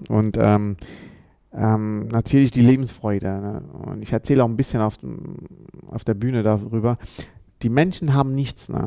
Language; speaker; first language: German; early bilingual, other home language; Amharic